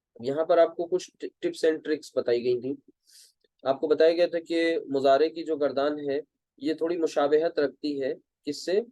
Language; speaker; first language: Urdu; native; Urdu